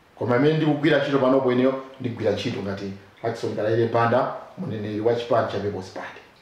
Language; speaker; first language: Nyanja; non-native, local second language; Tumbuka